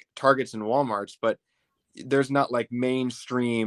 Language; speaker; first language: English; native; English